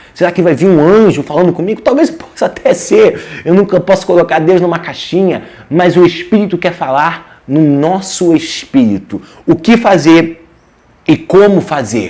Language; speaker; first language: Portuguese; native; Portuguese